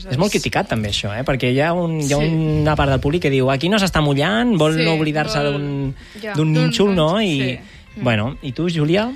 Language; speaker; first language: Catalan; native; Catalan